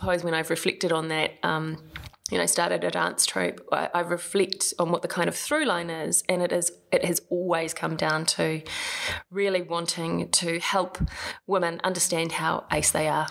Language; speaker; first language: English; native; English